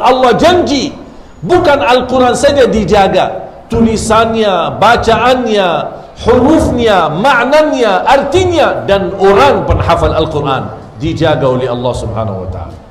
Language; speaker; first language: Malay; non-native, fluent; Arabic